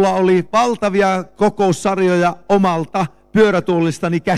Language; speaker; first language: Finnish; native; Finnish